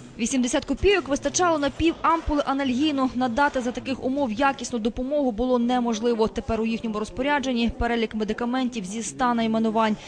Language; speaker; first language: Ukrainian; native; Ukrainian